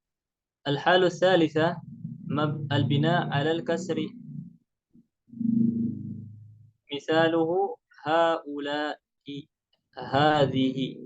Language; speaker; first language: Arabic; non-native, fluent; Indonesian